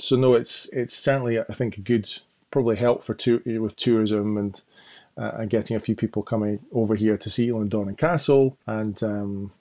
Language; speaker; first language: English; native; English